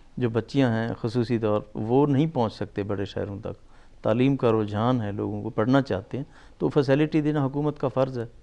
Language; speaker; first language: Urdu; non-native, local second language; Baluchi